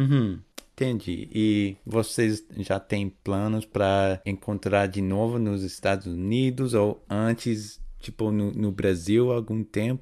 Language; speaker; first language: Portuguese; non-native, fluent; English